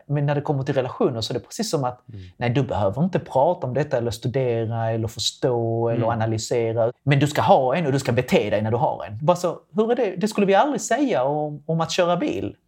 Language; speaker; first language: Swedish; non-native, fluent; Spanish